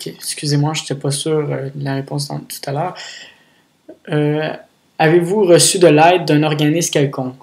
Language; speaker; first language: French; native; French